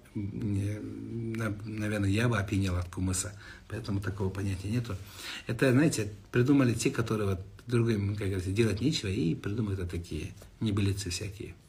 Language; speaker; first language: Russian; non-native, local second language; Kazakh